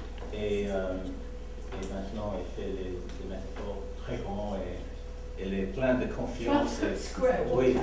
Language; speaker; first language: French; non-native, learner; English